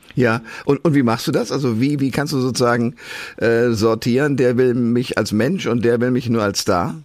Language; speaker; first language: German; native; German